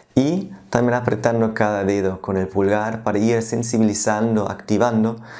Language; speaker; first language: Spanish; non-native, fluent; German